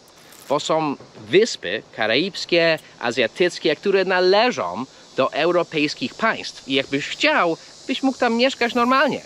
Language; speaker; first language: Polish; non-native, fluent; English